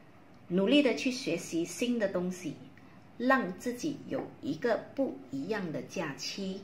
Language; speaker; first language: Chinese; native; Chinese